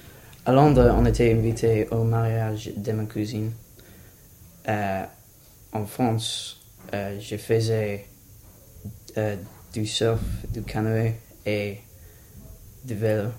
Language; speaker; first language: French; non-native, learner; English